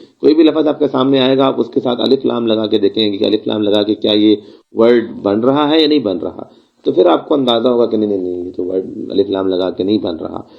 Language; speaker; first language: Urdu; non-native, local second language; Baluchi